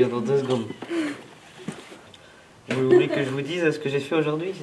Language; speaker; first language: French; native; French